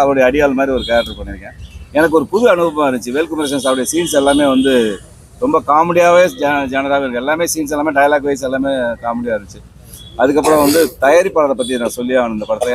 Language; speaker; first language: Tamil; native; Tamil